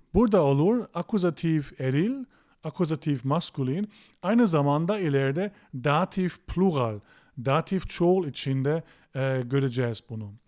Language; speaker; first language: Turkish; non-native, fluent; German